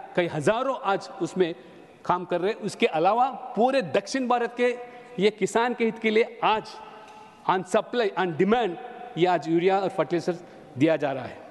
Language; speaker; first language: Hindi; non-native, local second language; Telugu